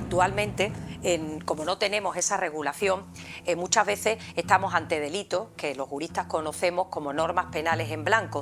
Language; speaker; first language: Spanish; native; Spanish